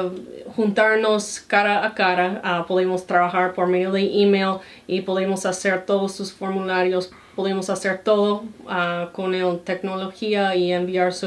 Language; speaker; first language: Spanish; non-native, fluent; English